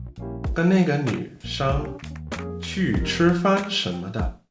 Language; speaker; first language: Chinese; non-native, fluent; English